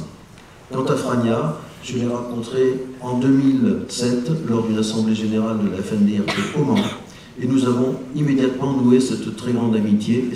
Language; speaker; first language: French; native; French